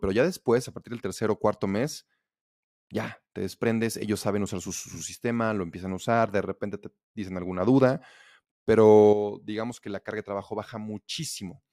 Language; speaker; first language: Spanish; native; Spanish